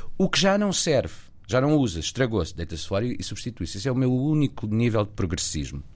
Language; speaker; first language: Portuguese; native; Portuguese